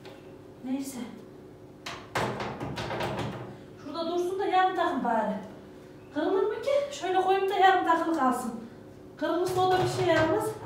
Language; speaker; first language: Turkish; native; Turkish